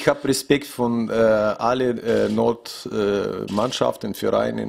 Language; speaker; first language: German; non-native, learner; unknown